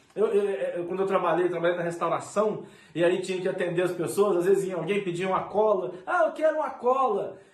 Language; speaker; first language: Portuguese; native; Portuguese